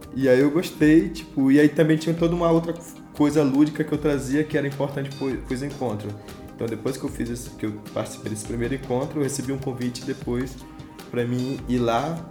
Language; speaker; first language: Portuguese; native; Portuguese